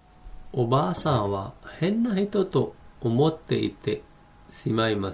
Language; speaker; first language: Japanese; non-native, fluent; Hindi